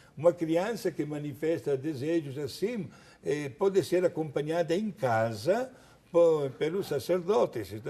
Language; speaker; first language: Portuguese; non-native, fluent; Italian